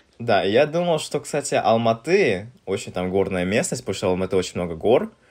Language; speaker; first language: Russian; native; Russian